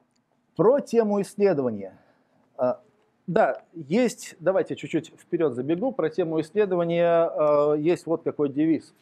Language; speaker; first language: Russian; native; Russian